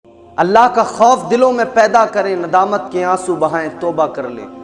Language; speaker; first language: Urdu; native; Urdu